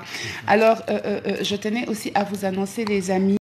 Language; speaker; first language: French; native; French